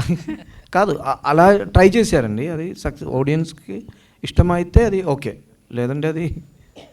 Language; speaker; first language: Telugu; non-native, local second language; Malayalam